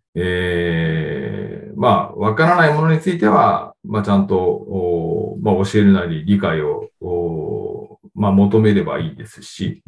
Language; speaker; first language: Japanese; native; Japanese